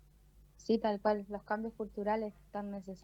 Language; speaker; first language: Spanish; native; Spanish